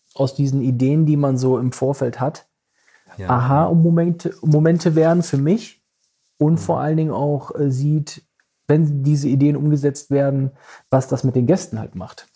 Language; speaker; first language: German; native; German